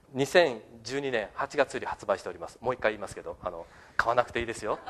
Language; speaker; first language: Japanese; native; Japanese